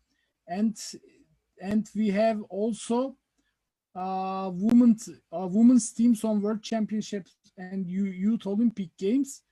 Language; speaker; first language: English; non-native, fluent; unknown